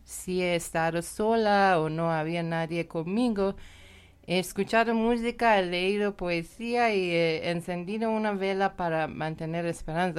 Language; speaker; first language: Spanish; non-native, learner; Persian